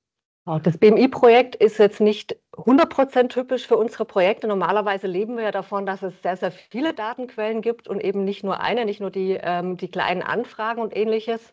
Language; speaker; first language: German; native; German